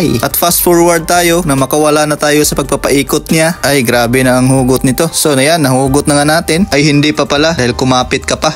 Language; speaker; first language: Filipino; native; Filipino